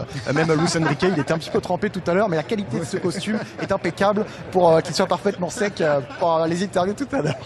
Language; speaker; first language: French; native; French